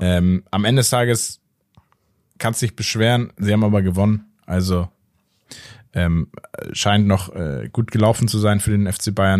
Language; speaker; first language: German; native; German